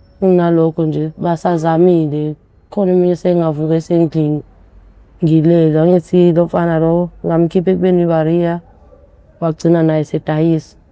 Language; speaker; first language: Zulu; early bilingual, other home language; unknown